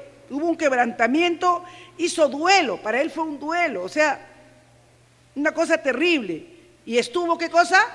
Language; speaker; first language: Spanish; native; Spanish